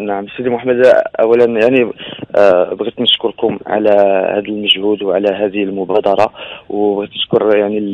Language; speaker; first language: Arabic; non-native, fluent; French